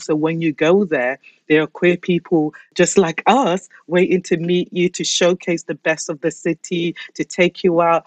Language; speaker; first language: English; native; English